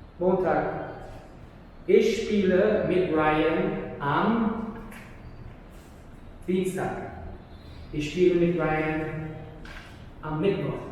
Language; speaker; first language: German; non-native, learner; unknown